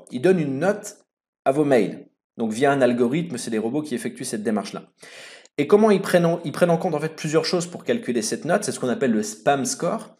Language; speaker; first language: French; native; French